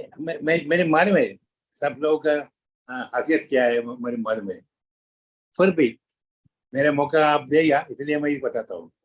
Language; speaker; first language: Hindi; non-native, local second language; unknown